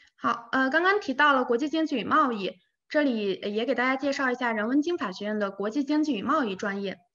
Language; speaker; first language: Chinese; native; Chinese